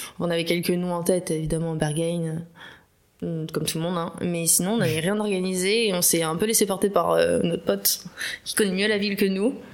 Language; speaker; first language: French; native; French